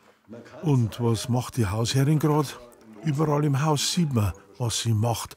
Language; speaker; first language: German; native; German